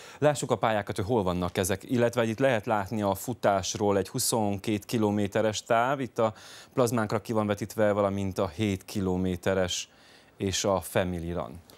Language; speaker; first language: Hungarian; native; Hungarian